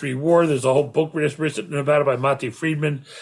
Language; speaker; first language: English; native; English